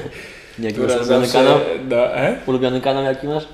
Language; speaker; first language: Polish; native; Polish